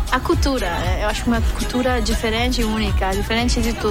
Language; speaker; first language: Portuguese; non-native, fluent; Spanish